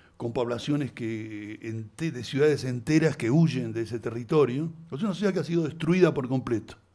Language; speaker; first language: Spanish; native; Spanish